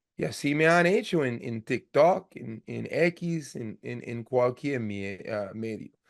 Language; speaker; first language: Spanish; non-native, fluent; English